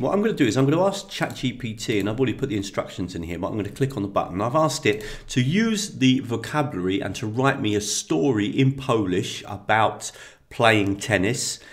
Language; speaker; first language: English; native; English